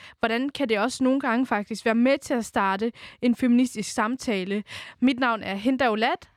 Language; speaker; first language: Danish; early bilingual, other home language; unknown